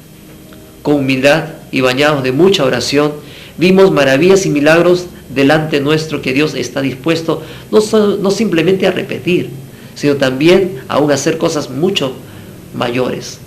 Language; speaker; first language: Spanish; native; Spanish